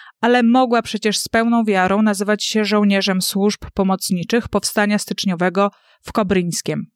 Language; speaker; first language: Polish; native; Polish